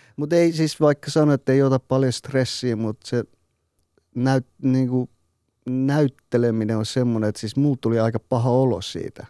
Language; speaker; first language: Finnish; early bilingual, other home language; Persian